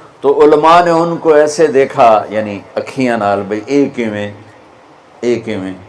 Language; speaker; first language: Urdu; non-native, local second language; Punjabi